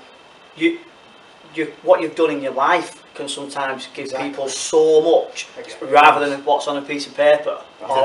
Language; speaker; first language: English; native; English